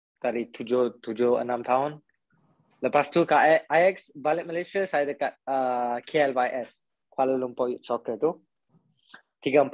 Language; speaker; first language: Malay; non-native, local second language; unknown